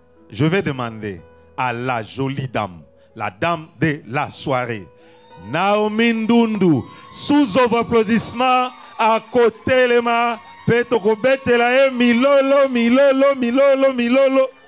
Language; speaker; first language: French; non-native, local second language; Lingala